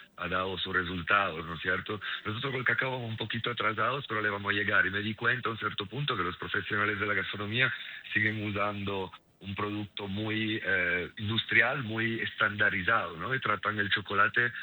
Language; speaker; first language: Spanish; non-native, fluent; Italian